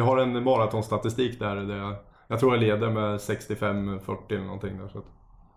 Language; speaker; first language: Swedish; native; Swedish